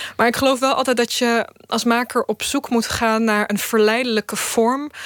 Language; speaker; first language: Dutch; early bilingual, other home language; Bosnian